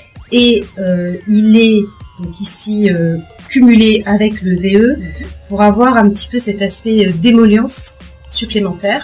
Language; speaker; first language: French; native; French